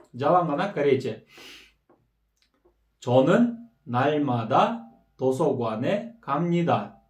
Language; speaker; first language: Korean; non-native, fluent; Kyrgyz